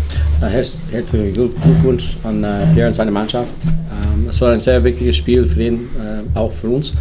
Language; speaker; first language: German; non-native, learner; English